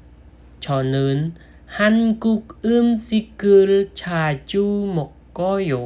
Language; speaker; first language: Korean; non-native, learner; Khmer